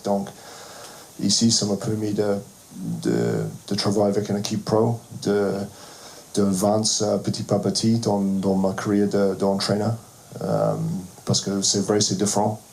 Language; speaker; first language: French; non-native, fluent; English